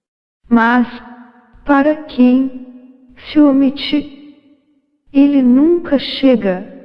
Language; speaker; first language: Portuguese; native; Portuguese